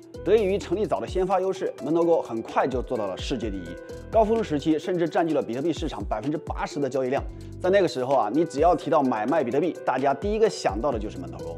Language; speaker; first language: Chinese; native; Chinese